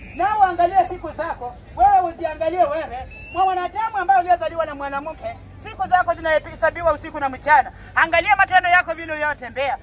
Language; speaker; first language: Swahili; non-native, local second language; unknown